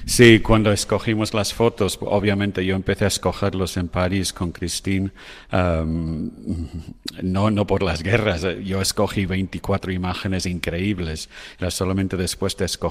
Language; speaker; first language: Spanish; non-native, fluent; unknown